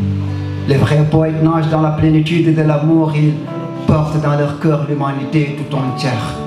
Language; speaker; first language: French; non-native, local second language; Wolof